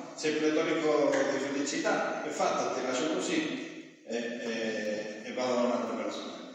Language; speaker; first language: Italian; non-native, fluent; Spanish